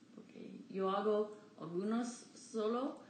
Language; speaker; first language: Spanish; non-native, learner; English